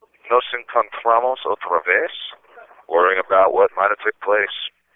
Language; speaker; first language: English; native; English